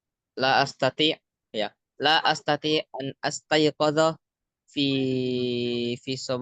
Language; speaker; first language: Arabic; non-native, learner; Indonesian